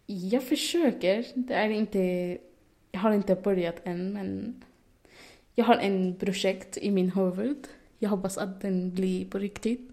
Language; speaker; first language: Swedish; non-native, learner; Arabic